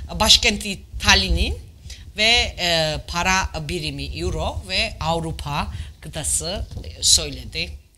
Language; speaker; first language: Turkish; non-native, fluent; Georgian